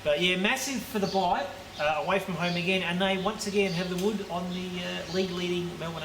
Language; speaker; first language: English; native; English